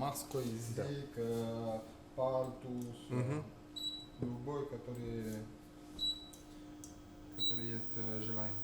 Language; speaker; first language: Russian; non-native, fluent; French